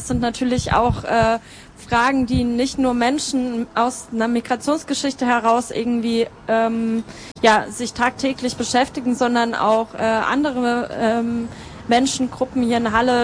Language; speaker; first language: German; native; German